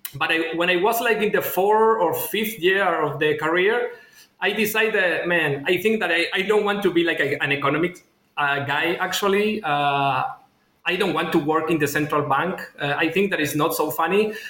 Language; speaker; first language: English; non-native, fluent; Spanish